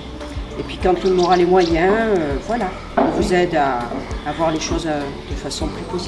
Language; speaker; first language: French; native; French